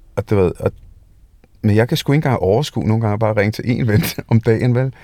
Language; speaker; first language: Danish; early bilingual, other home language; Hindi